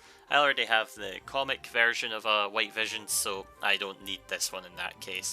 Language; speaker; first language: English; native; English